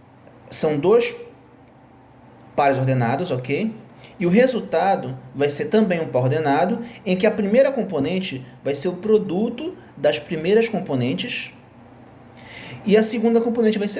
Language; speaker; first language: Portuguese; native; Portuguese